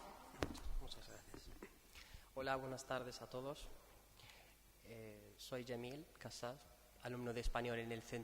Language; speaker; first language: Spanish; non-native, fluent; Arabic